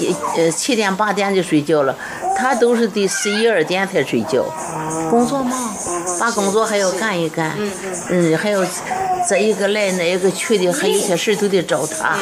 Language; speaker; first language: Chinese; native; Chinese